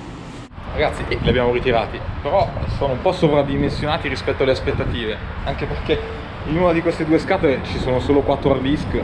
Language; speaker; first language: Italian; native; Italian